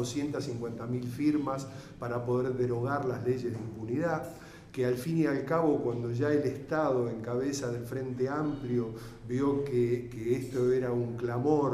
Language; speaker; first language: Spanish; native; Spanish